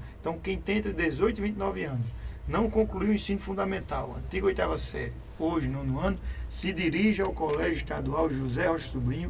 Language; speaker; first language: Portuguese; native; Portuguese